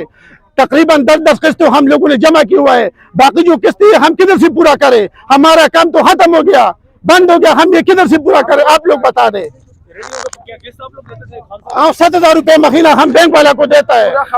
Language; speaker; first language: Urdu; non-native, local second language; Pashto